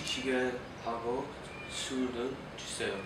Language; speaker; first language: Korean; non-native, learner; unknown